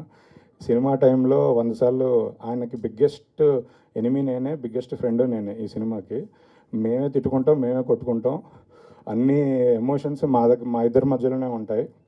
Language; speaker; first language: Telugu; native; Telugu